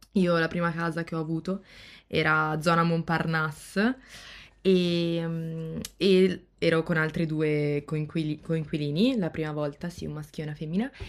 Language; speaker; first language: Italian; native; Italian